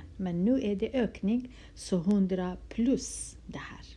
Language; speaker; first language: Swedish; non-native, fluent; Kurdish